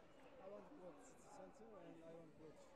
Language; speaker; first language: English; non-native, learner; Spanish